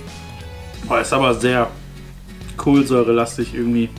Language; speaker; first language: German; native; German